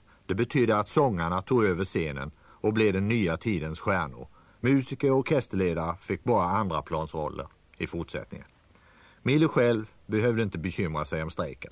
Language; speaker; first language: Swedish; native; Swedish